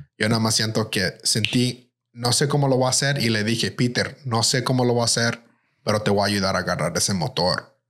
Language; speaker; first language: Spanish; early bilingual, heritage; Spanish